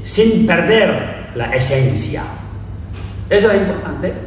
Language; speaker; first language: Spanish; non-native, learner; Tibetan